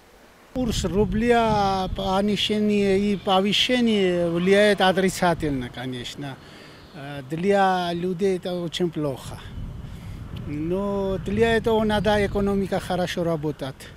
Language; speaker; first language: Russian; non-native, fluent; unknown